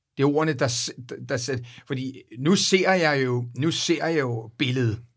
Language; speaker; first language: Danish; native; Danish